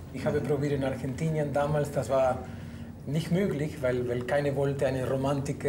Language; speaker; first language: German; non-native, fluent; Spanish